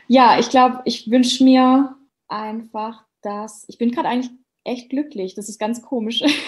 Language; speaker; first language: German; native; German